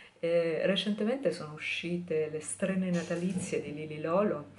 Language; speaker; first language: Italian; native; Italian